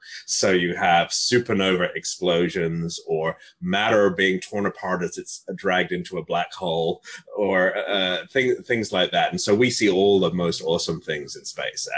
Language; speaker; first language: English; native; English